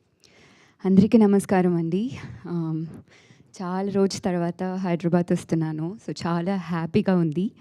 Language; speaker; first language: Telugu; non-native, fluent; Tamil